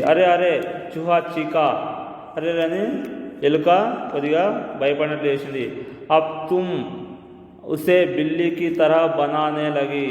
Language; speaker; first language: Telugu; native; Telugu